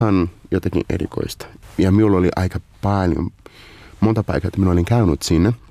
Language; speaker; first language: Finnish; non-native, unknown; Portuguese